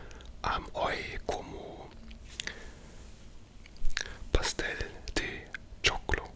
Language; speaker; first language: Spanish; non-native, learner; German